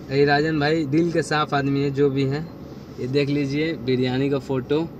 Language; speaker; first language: Hindi; native; Hindi